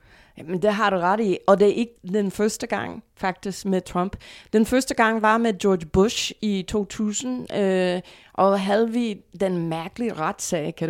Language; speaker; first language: Danish; non-native, fluent; English